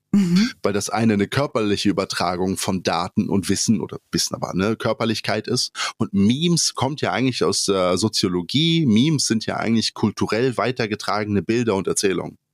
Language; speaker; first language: German; early bilingual, other home language; Polish